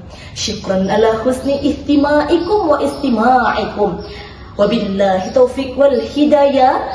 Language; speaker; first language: Arabic; non-native, learner; Indonesian